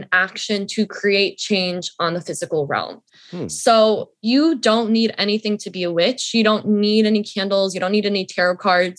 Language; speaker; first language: English; native; English